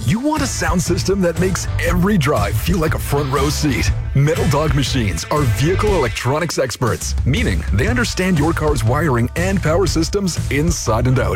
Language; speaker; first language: English; native; English